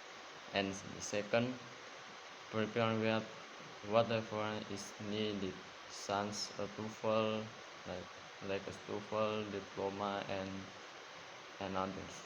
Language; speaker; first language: English; non-native, learner; Indonesian